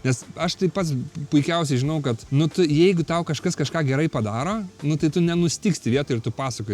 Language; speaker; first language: Lithuanian; native; Lithuanian